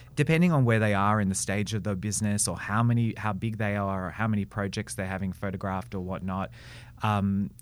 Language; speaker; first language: English; native; English